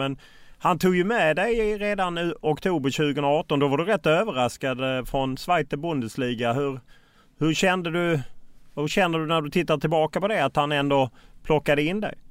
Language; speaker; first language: Swedish; native; Swedish